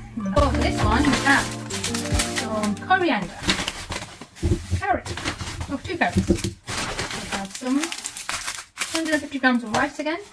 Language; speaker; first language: English; native; English